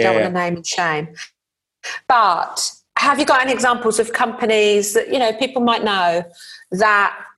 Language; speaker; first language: English; native; English